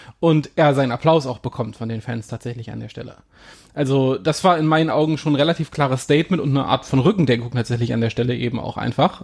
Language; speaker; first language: German; native; German